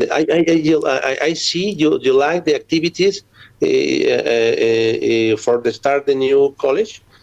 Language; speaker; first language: English; non-native, learner; Spanish